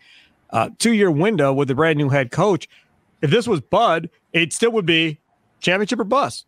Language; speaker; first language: English; native; English